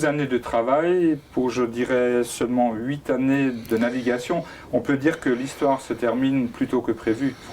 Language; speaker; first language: French; native; French